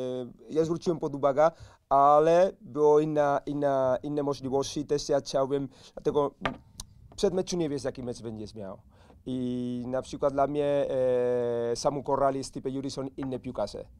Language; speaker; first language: Polish; non-native, learner; Spanish